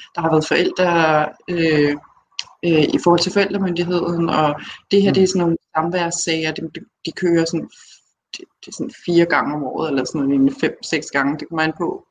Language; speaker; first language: Danish; early bilingual, other home language; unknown